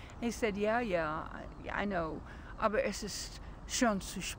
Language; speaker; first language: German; non-native, learner; English